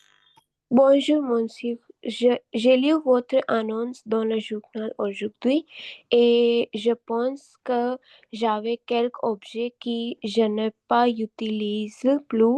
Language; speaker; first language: French; non-native, learner; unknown